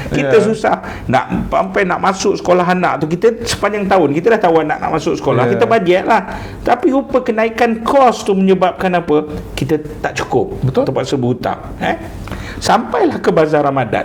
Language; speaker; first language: Malay; native; Malay